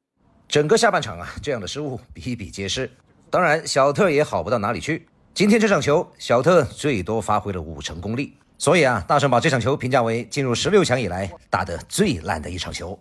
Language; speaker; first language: Chinese; native; Chinese